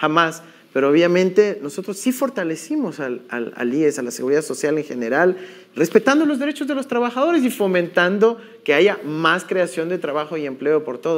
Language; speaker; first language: Spanish; native; Spanish